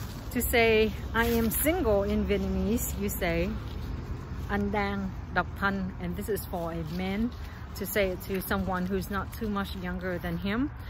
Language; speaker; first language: English; non-native, fluent; Vietnamese